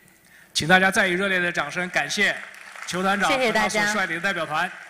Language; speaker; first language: Chinese; native; Chinese